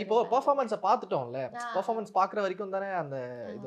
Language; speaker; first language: Tamil; native; Tamil